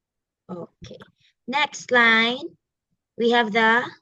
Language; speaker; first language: English; non-native, fluent; Filipino